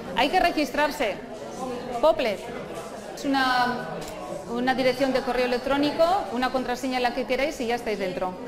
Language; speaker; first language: Spanish; non-native, local second language; Basque